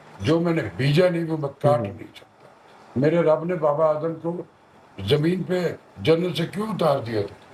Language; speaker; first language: Urdu; non-native, local second language; Punjabi